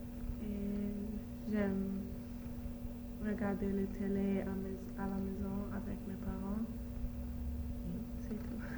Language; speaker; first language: French; non-native, learner; Arabic